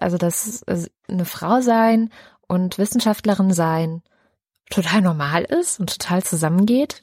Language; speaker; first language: German; native; German